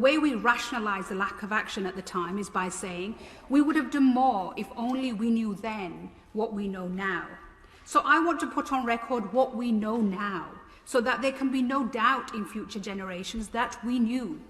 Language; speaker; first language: English; native; English